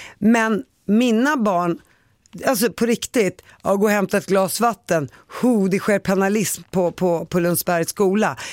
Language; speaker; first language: Swedish; native; Swedish